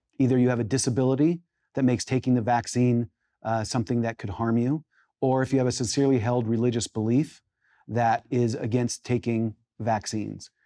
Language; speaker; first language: English; native; English